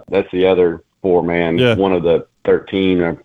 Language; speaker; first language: English; native; English